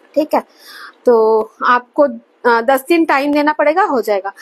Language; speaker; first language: Hindi; non-native, local second language; Bangla